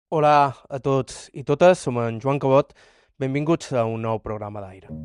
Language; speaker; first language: Catalan; native; Catalan